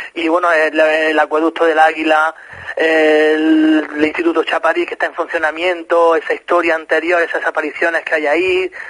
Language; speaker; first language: Spanish; native; Spanish